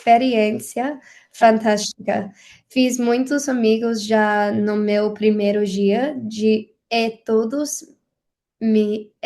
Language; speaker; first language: Portuguese; non-native, learner; English